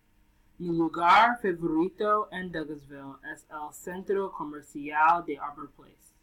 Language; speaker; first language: Spanish; non-native, learner; English